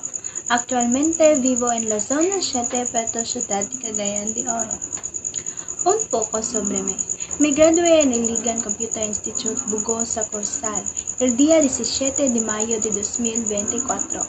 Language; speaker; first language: Spanish; non-native, learner; Cebuano